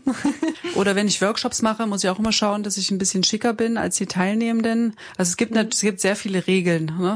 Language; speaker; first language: German; native; German